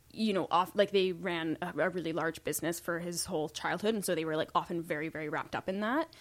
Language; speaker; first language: English; native; English